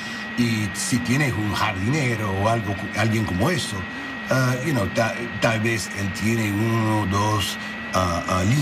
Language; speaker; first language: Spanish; non-native, learner; English